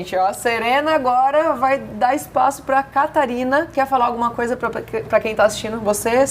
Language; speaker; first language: Portuguese; native; Portuguese